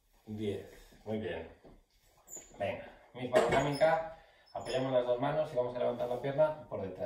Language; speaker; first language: Spanish; native; Spanish